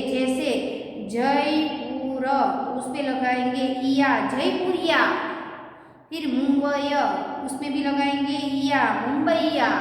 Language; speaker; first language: Hindi; non-native, local second language; Gujarati